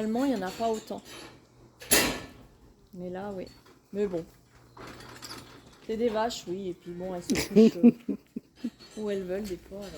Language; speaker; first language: French; native; French